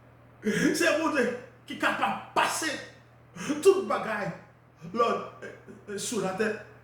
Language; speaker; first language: French; non-native, local second language; Haitian Creole